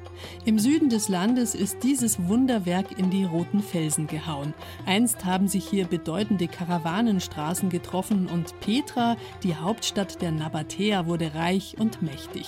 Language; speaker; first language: German; native; German